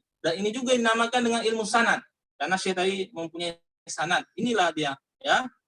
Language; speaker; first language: Indonesian; native; Indonesian